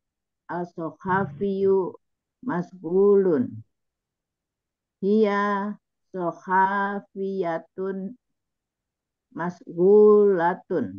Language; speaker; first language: Arabic; non-native, learner; Indonesian